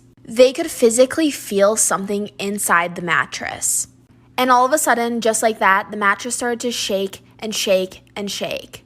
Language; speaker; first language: English; native; English